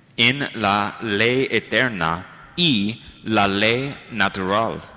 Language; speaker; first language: Spanish; non-native, fluent; English